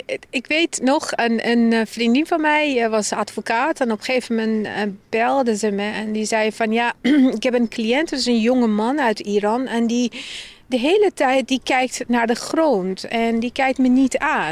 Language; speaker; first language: Dutch; non-native, fluent; Persian